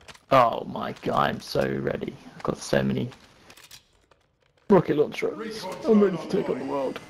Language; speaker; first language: English; native; English